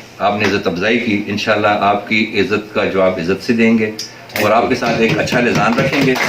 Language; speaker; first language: Urdu; non-native, local second language; Northern Hindko